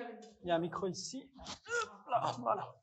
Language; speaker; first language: French; native; French